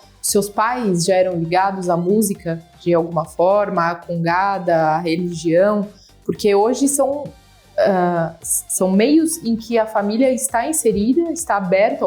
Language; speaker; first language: Portuguese; native; Portuguese